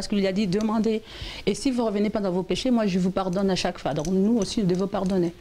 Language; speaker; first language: French; non-native, local second language; Lingala